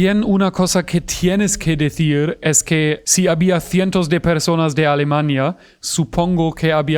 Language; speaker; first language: Spanish; non-native, fluent; German